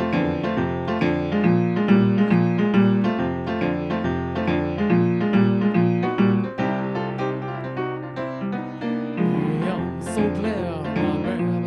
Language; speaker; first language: English; non-native, learner; French